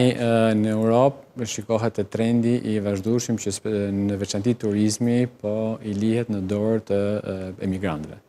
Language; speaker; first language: Albanian; native; Albanian